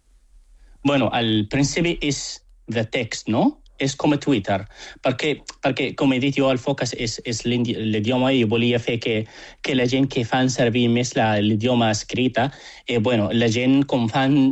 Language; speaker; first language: Catalan; non-native, fluent; Arabic